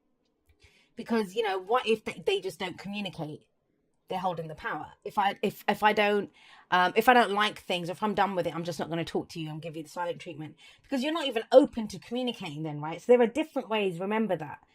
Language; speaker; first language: English; native; English